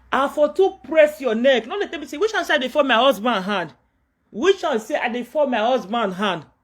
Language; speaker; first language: Nigerian Pidgin; non-native, local second language; Yoruba